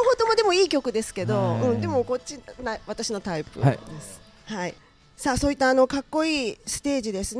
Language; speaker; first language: Japanese; native; Japanese